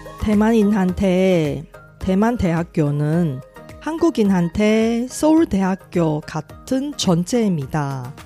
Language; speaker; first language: Korean; non-native, fluent; Chinese